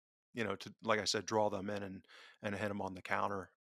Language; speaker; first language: English; native; English